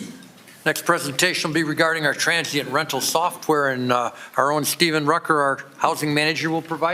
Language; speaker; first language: English; native; English